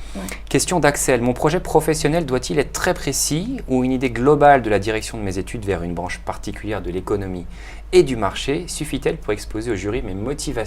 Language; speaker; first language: French; native; French